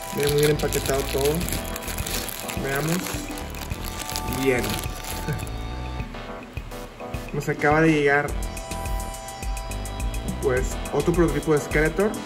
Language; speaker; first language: Spanish; native; Spanish